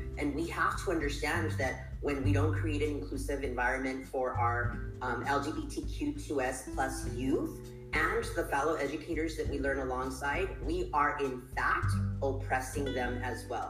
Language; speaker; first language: English; early bilingual, other home language; Spanish